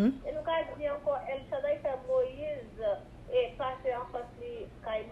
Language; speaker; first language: French; non-native, local second language; Haitian Creole